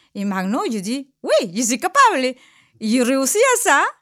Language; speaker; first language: French; non-native, learner; Spanish